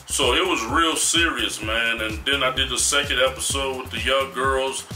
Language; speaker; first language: English; native; English